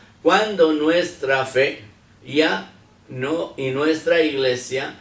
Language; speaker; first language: Spanish; non-native, fluent; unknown